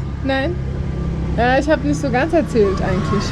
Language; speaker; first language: German; non-native, fluent; Spanish